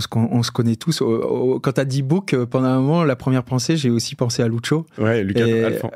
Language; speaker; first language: French; native; French